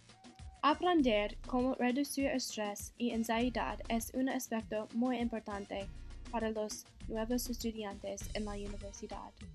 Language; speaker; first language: Spanish; non-native, learner; English